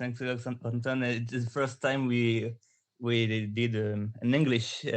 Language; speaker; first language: English; non-native, learner; French